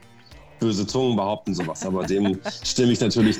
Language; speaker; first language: German; native; German